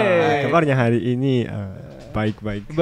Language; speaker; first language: Indonesian; non-native, fluent; Japanese